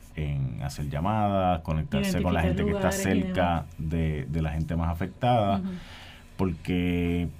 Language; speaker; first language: Spanish; native; Spanish